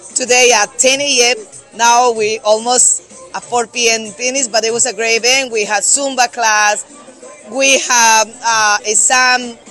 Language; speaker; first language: English; non-native, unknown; Spanish